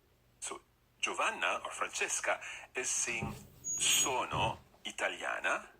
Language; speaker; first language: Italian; non-native, fluent; English